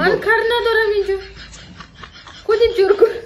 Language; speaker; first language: Persian; non-native, learner; German